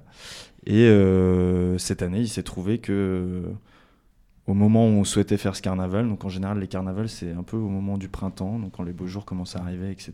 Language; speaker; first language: French; native; French